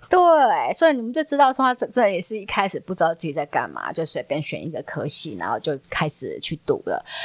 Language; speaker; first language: Chinese; native; Chinese